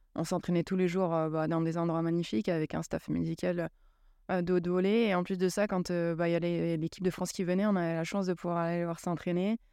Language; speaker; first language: French; native; French